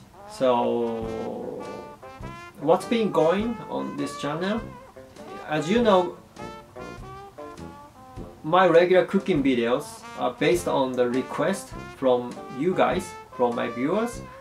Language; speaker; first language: English; non-native, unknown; Japanese